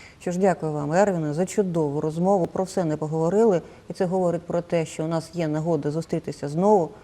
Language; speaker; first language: Ukrainian; native; Ukrainian